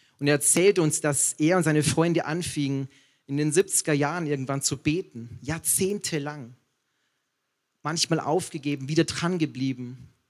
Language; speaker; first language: German; native; German